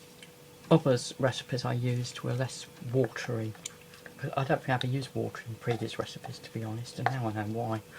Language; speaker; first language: English; native; English